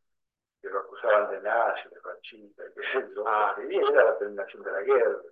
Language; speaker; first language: Spanish; native; Spanish